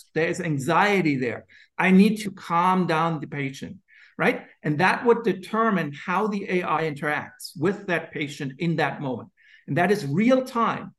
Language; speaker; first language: English; non-native, fluent; German